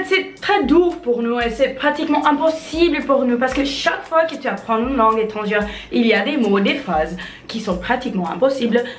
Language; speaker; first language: French; non-native, fluent; English